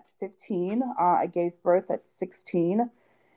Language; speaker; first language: English; early bilingual, other home language; Haitian Creole